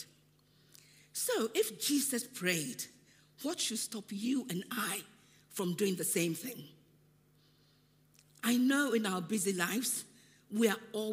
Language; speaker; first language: English; non-native, local second language; Akan